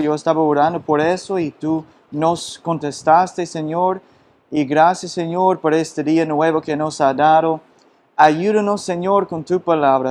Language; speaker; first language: Spanish; non-native, fluent; English